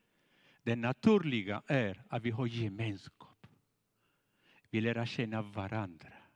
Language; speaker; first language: Swedish; non-native, fluent; Spanish